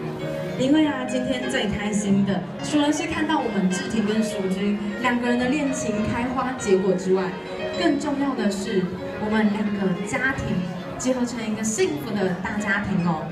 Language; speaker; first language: Chinese; native; Chinese